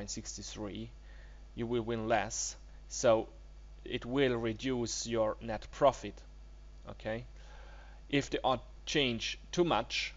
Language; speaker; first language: English; non-native, learner; German